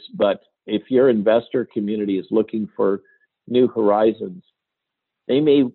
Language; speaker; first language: English; native; English